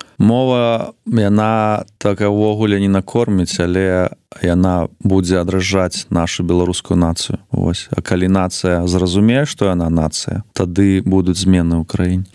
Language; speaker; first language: Belarusian; non-native, local second language; Russian